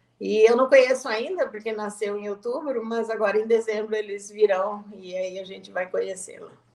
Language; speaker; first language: Portuguese; native; Portuguese